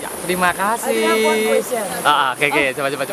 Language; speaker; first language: Indonesian; native; Indonesian